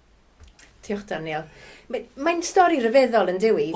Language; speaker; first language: Welsh; native; Welsh